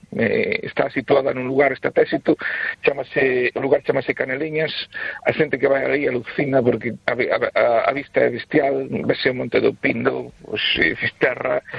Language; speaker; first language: Galician; native; Galician